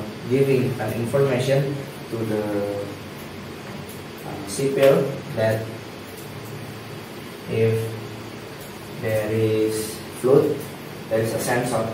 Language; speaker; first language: English; non-native, learner; Indonesian